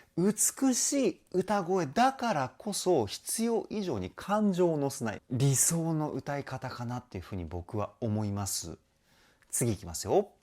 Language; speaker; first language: Japanese; native; Japanese